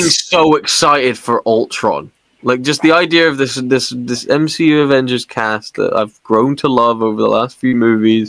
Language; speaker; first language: English; native; English